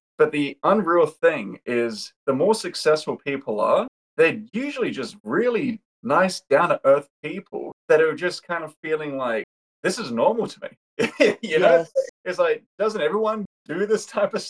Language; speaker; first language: English; native; English